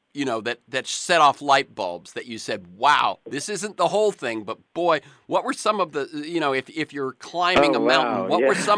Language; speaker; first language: English; native; English